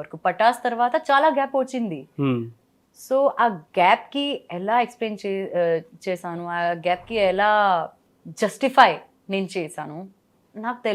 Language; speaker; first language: Telugu; non-native, learner; Gujarati